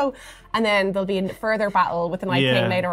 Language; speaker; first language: English; native; English